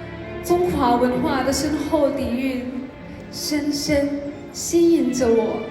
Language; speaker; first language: Chinese; non-native, fluent; Lao